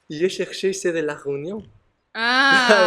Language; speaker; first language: French; non-native, learner; Spanish